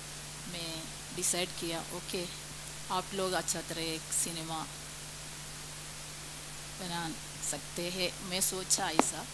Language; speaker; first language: Hindi; non-native, local second language; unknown